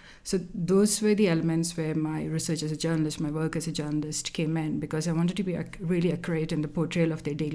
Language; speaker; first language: English; non-native, local second language; Malayalam